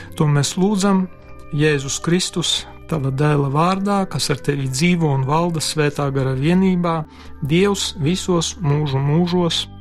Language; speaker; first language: Latvian; non-native, local second language; Polish